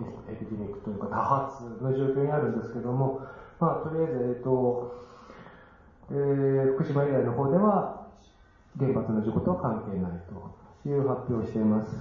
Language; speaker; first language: Japanese; native; Japanese